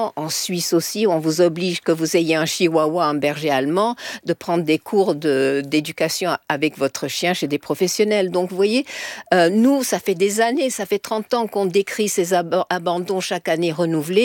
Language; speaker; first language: French; native; French